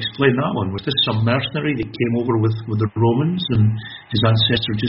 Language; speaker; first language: English; native; English